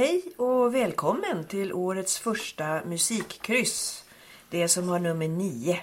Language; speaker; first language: Swedish; native; Swedish